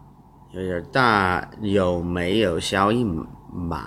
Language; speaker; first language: Chinese; non-native, learner; English